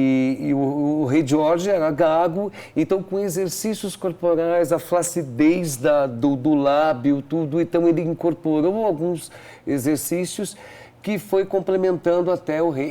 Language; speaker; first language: Portuguese; native; Portuguese